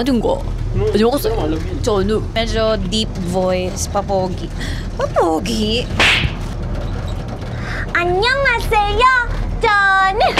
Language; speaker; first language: Korean; non-native, learner; Filipino